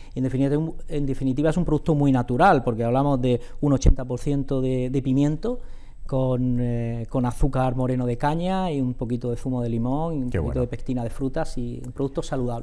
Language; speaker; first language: Spanish; native; Spanish